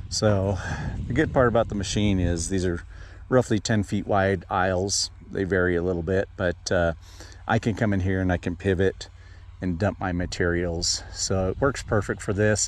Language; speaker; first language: English; native; English